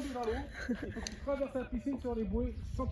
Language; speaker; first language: French; native; French